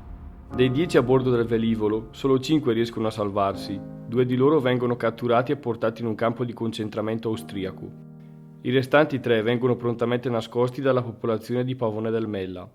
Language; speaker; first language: Italian; native; Italian